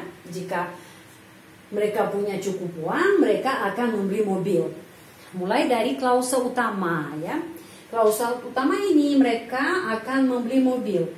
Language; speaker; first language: Indonesian; non-native, fluent; Russian